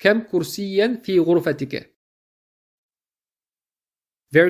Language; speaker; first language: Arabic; non-native, fluent; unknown